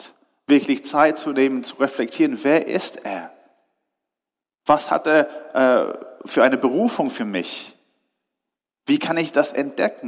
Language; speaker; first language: German; non-native, fluent; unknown